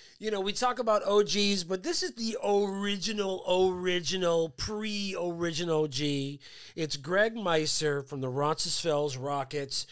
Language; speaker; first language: English; native; English